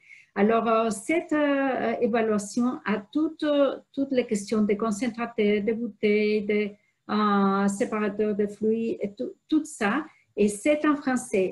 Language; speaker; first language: French; non-native, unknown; Spanish